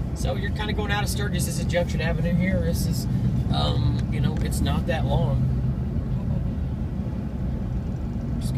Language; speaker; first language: English; native; English